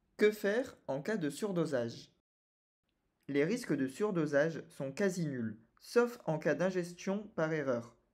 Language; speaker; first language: French; native; French